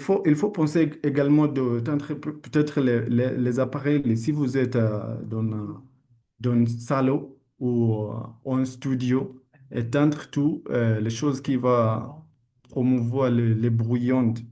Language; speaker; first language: French; non-native, learner; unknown